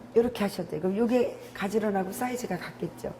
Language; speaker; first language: Korean; native; Korean